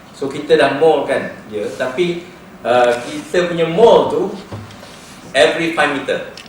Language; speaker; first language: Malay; native; Malay